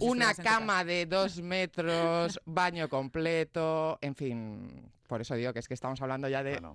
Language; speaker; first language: Spanish; native; Spanish